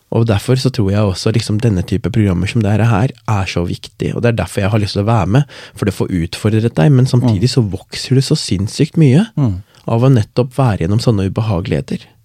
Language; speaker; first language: Norwegian; non-native, local second language; Tamil